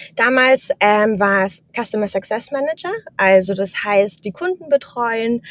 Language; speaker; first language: German; native; German